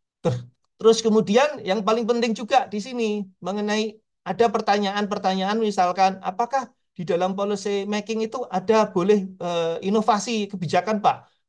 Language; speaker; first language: Indonesian; native; Indonesian